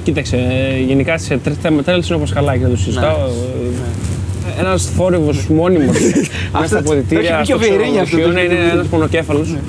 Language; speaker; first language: Greek; native; Greek